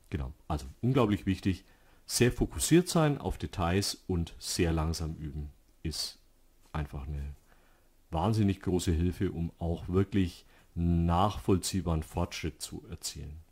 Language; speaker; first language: German; native; German